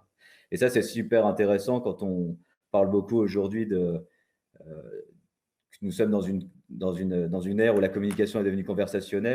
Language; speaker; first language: French; native; French